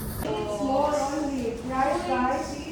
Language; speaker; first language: English; non-native, local second language; Filipino